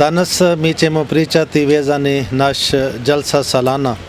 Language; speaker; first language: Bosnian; non-native, learner; Urdu